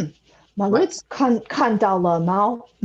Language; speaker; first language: Chinese; non-native, fluent; English